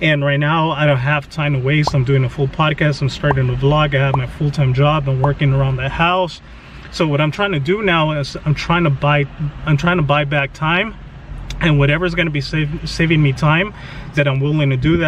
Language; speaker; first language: English; early bilingual, other home language; Spanish